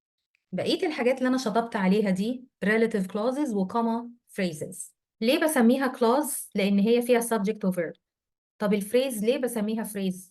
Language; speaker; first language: Arabic; native; Arabic